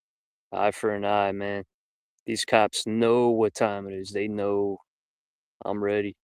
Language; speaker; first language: English; native; English